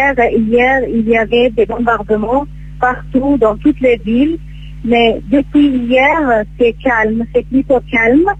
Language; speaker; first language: French; non-native, fluent; Kurdish